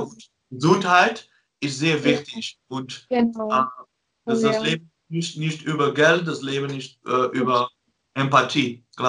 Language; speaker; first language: German; non-native, learner; Dutch